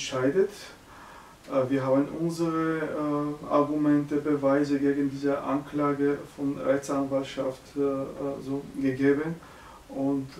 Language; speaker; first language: German; non-native, learner; Bulgarian